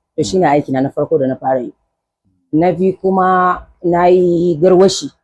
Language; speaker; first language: Hausa; native; Hausa